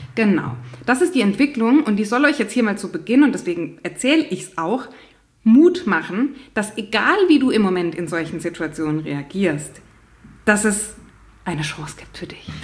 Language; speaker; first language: German; native; German